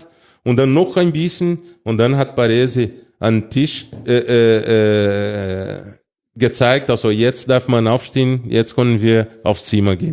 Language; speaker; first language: German; non-native, fluent; Portuguese